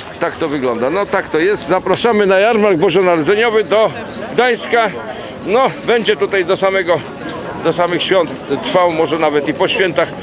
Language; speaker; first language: Polish; native; Polish